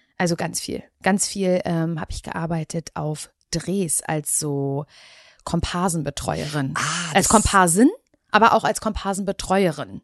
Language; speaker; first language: German; native; German